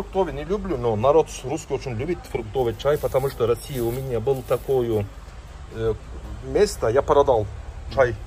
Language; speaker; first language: Russian; non-native, learner; Turkish